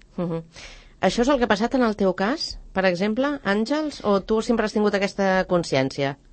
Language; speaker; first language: Catalan; native; Catalan